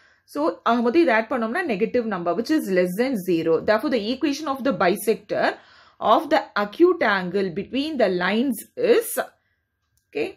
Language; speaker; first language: English; non-native, local second language; Tamil